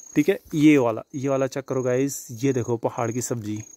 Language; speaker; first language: Hindi; native; Hindi